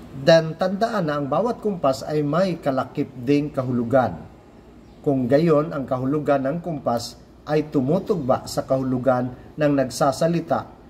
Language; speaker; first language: Filipino; non-native, local second language; Cebuano